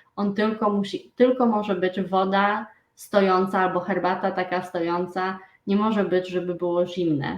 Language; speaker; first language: Polish; early bilingual, heritage; Polish